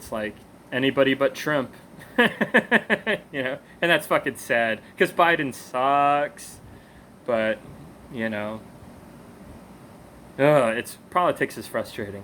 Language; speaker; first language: English; native; English